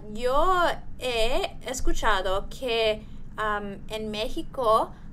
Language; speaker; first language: Spanish; non-native, learner; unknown